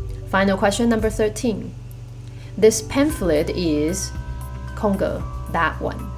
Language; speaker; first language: English; non-native, fluent; Chinese